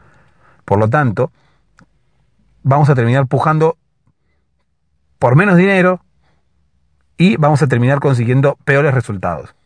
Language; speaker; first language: Spanish; native; Spanish